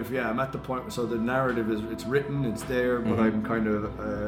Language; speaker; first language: English; native; English